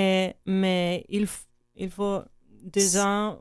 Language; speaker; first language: French; non-native, learner; Catalan